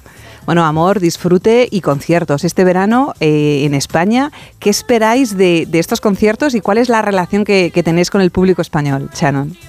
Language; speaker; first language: Spanish; native; Spanish